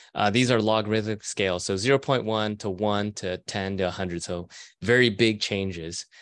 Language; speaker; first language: English; native; English